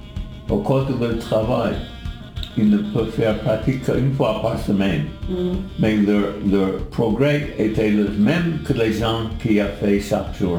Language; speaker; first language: French; non-native, learner; English